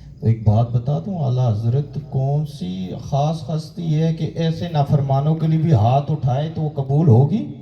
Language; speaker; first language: Urdu; non-native, local second language; Pashto